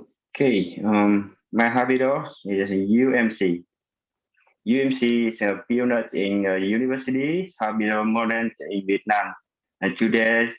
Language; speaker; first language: English; non-native, fluent; Vietnamese